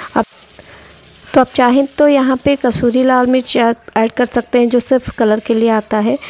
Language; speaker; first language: Hindi; non-native, local second language; Odia